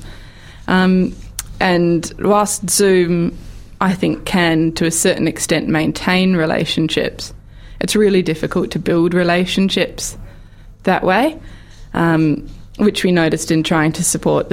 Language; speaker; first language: English; native; English